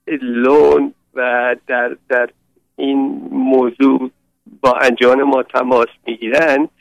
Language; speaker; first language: Persian; native; Persian